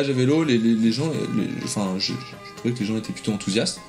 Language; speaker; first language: French; native; French